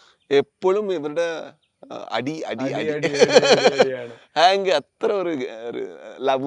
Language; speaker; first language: Malayalam; non-native, learner; Kannada